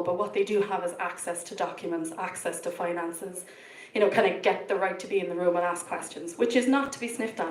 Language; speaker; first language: English; native; English